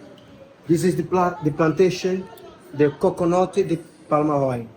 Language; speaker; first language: English; non-native, learner; Portuguese